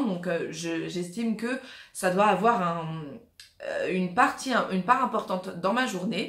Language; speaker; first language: French; native; French